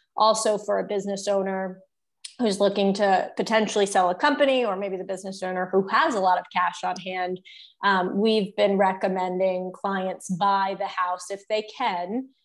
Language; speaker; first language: English; native; English